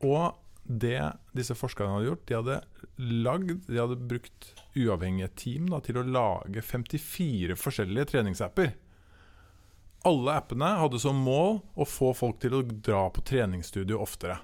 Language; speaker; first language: Norwegian; native; Norwegian